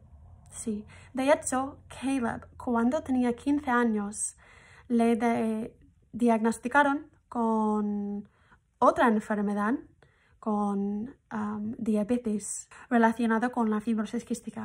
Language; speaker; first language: Spanish; non-native, fluent; English